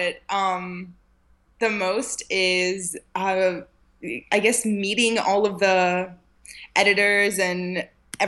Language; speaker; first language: English; early bilingual, other home language; Arabic